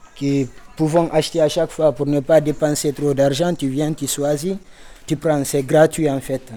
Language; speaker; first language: French; non-native, local second language; Fula